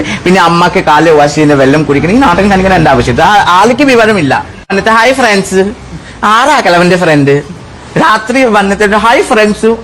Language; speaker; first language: Malayalam; non-native, fluent; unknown